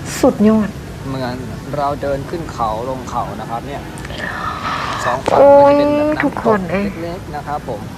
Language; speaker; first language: Thai; native; Thai